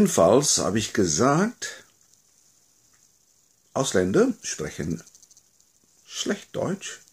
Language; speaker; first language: German; non-native, fluent; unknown